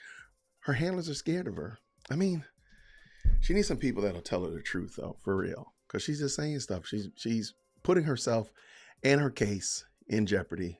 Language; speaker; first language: English; native; English